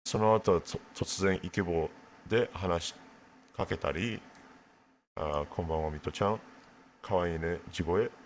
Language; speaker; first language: Japanese; non-native, learner; English